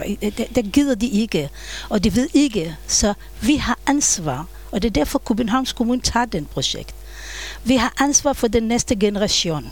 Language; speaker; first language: Danish; non-native, fluent; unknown